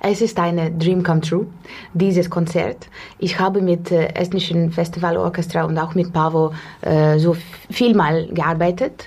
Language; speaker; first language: German; non-native, fluent; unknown